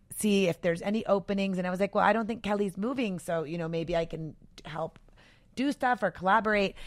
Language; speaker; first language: English; native; English